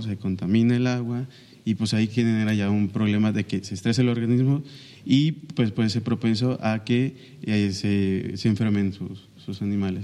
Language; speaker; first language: Spanish; native; Spanish